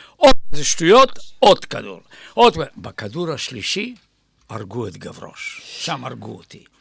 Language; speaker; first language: Hebrew; non-native, fluent; Bulgarian